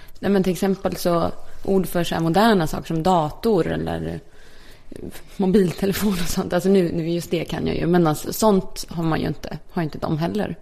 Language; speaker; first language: Swedish; early bilingual, other home language; Polish